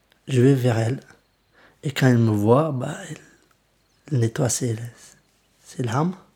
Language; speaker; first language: French; early bilingual, other home language; Kurdish